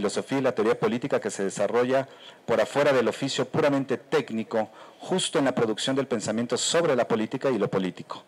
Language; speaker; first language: Spanish; native; Spanish